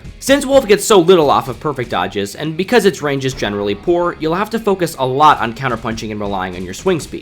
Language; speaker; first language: English; native; English